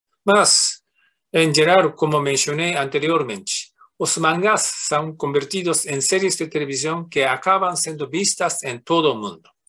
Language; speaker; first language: Spanish; non-native, fluent; Japanese